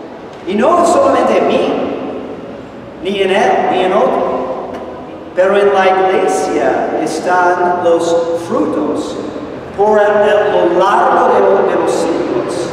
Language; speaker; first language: Spanish; non-native, fluent; English